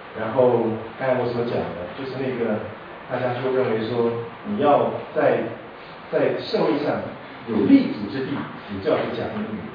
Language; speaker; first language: Chinese; non-native, local second language; Min Nan Chinese